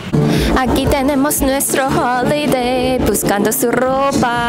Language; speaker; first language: Spanish; non-native, fluent; Korean